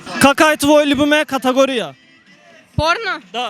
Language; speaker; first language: Russian; non-native, learner; Turkish